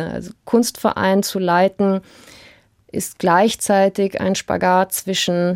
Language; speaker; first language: German; early bilingual, heritage; German